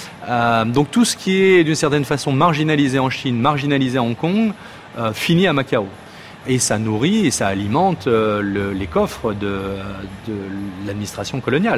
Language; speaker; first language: French; native; French